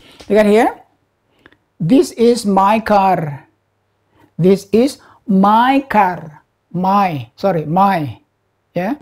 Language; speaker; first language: English; non-native, fluent; Indonesian